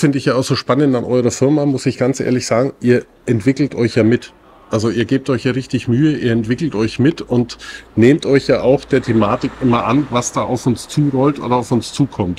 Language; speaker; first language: German; native; German